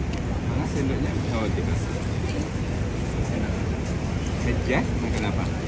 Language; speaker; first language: Indonesian; native; Indonesian